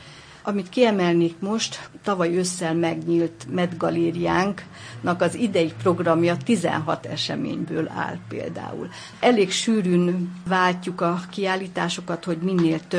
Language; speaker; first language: Hungarian; native; Hungarian